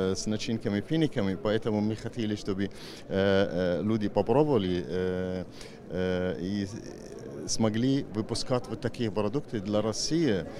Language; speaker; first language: Russian; non-native, fluent; Arabic